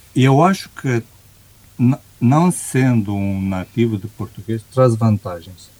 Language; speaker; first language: Portuguese; non-native, fluent; Romanian